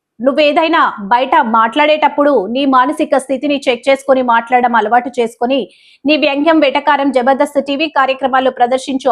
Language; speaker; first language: Telugu; native; Telugu